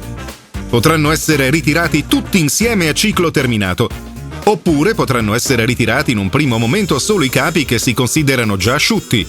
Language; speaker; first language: Italian; native; Italian